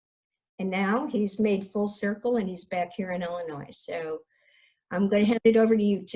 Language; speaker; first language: English; native; English